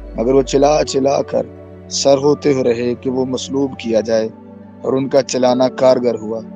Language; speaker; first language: Urdu; non-native, local second language; Punjabi